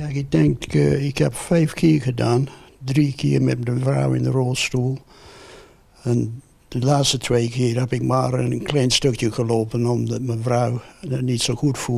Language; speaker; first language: Dutch; non-native, fluent; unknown